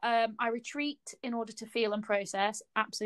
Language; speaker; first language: English; native; English